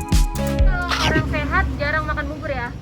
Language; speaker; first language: Indonesian; native; Indonesian